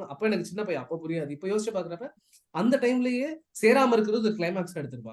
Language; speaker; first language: Tamil; native; Tamil